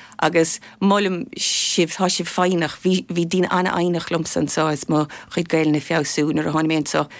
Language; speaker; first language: Irish; non-native, local second language; English